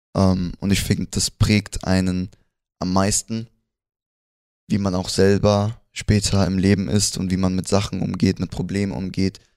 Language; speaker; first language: German; early bilingual, other home language; Spanish